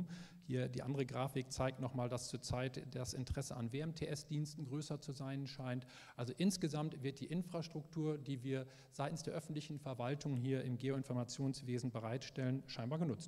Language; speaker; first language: German; native; German